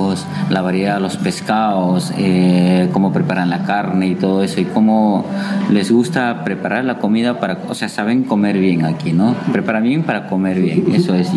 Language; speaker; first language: Spanish; native; Spanish